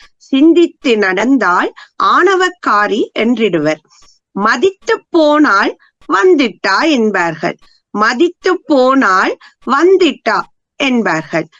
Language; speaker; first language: Tamil; native; Tamil